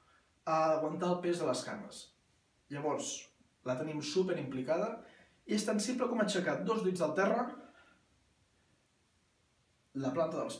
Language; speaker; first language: Catalan; native; Catalan